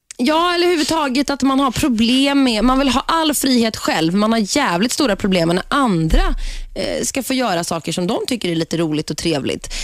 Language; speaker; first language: Swedish; native; Swedish